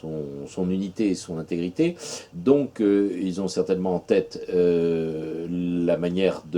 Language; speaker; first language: French; native; French